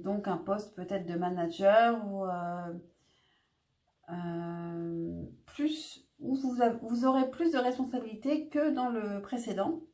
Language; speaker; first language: French; native; French